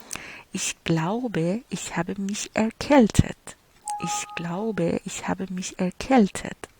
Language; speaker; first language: German; non-native, fluent; Persian